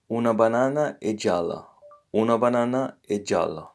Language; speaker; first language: Italian; non-native, fluent; English